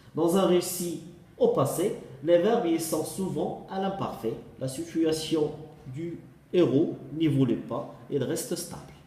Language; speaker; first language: French; non-native, local second language; Arabic